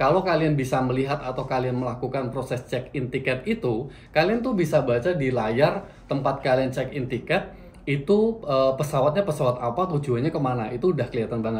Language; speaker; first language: Indonesian; native; Indonesian